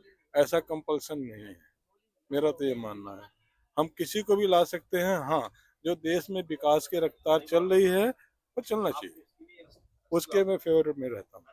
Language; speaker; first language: Hindi; native; Hindi